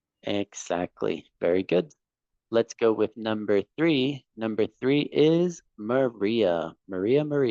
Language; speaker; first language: English; non-native, fluent; Spanish